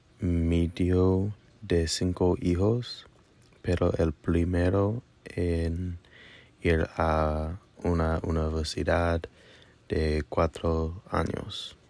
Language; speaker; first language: Spanish; non-native, learner; English